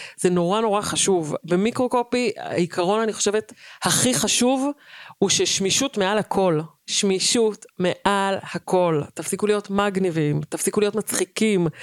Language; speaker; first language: Hebrew; native; Hebrew